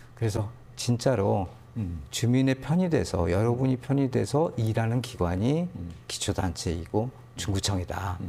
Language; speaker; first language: Korean; native; Korean